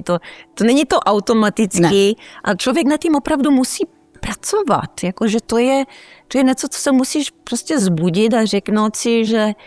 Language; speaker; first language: Czech; early bilingual, heritage; Czech